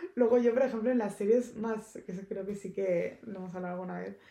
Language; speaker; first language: Spanish; native; Spanish